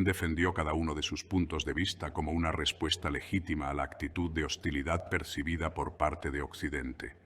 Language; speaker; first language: Spanish; native; Spanish